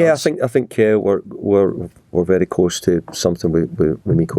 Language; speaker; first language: English; native; English